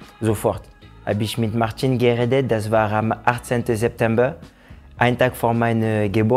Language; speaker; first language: German; non-native, fluent; French